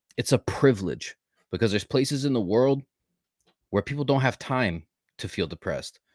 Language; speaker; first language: English; native; English